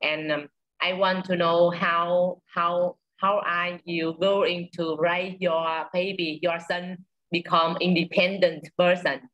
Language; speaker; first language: English; non-native, learner; Vietnamese